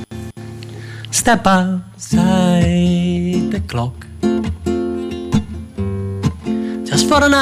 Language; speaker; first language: English; non-native, fluent; Italian